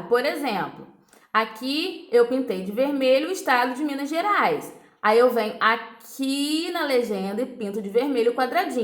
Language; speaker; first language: Portuguese; native; Portuguese